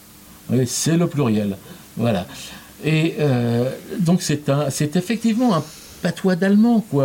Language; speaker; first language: French; native; French